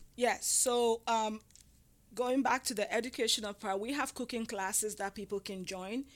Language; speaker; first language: English; non-native, local second language; Ga